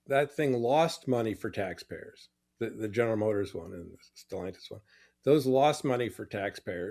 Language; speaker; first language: English; native; English